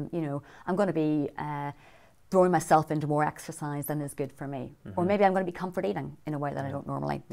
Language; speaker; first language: English; native; English